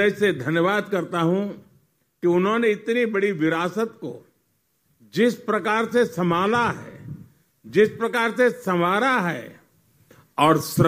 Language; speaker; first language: Hindi; non-native, local second language; Gujarati